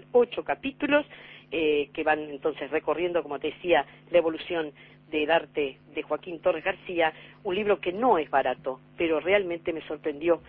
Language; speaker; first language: Spanish; native; Spanish